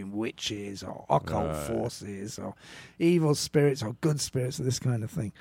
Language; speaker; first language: English; native; English